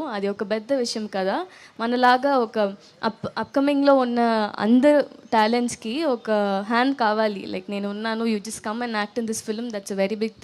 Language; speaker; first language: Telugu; non-native, learner; Tamil